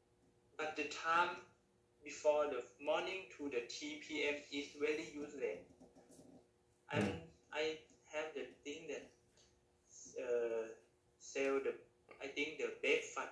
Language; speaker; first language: English; non-native, learner; Thai